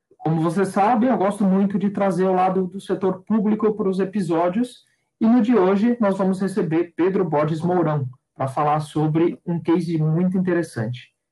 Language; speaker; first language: Portuguese; native; Portuguese